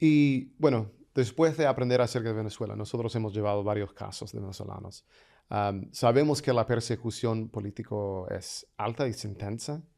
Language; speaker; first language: Spanish; non-native, fluent; English